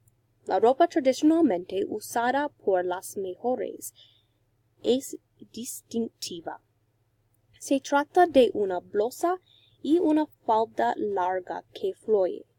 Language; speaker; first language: Spanish; non-native, learner; English